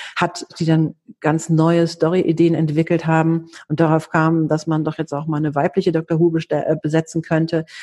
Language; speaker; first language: German; early bilingual, heritage; Greek